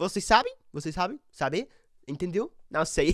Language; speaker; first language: Portuguese; non-native, learner; English